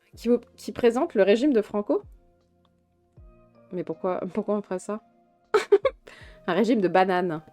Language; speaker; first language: French; native; French